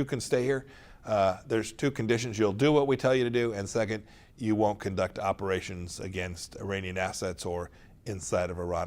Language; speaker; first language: English; native; English